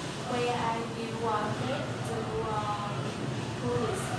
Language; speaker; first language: English; non-native, learner; Vietnamese